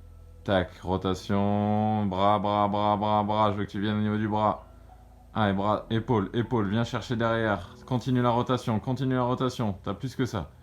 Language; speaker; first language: French; native; French